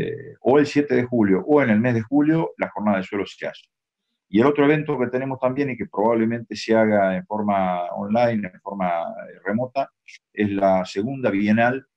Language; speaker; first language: Spanish; native; Spanish